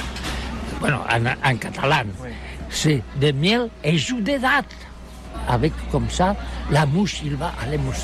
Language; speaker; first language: French; non-native, learner; Spanish